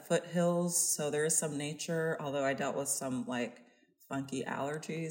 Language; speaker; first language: English; native; English